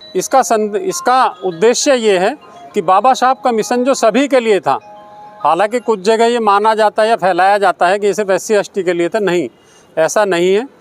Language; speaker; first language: Hindi; native; Hindi